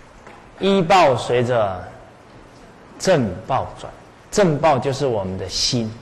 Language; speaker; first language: Chinese; native; Chinese